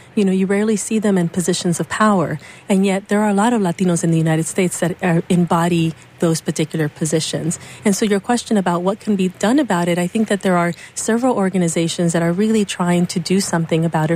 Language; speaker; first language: English; early bilingual, other home language; Spanish